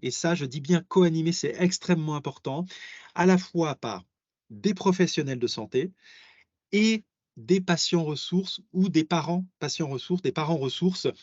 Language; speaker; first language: French; native; French